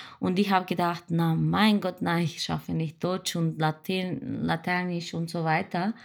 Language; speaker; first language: German; non-native, learner; Turkish